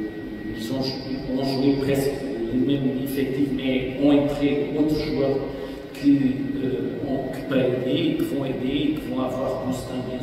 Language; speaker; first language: French; non-native, fluent; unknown